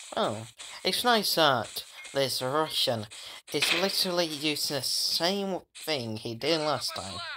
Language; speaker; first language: English; native; English